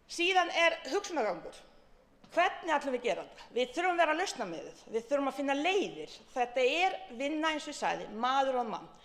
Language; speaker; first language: Icelandic; non-native, fluent; Bosnian